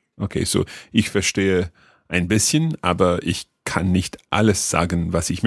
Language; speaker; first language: German; non-native, learner; English